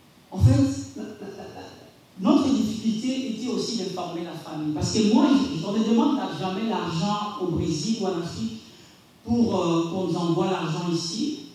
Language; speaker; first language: French; non-native, local second language; Lingala